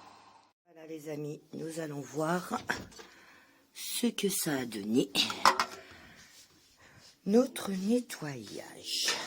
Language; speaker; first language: French; native; French